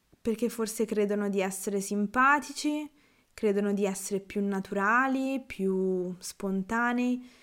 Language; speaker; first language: Italian; native; Italian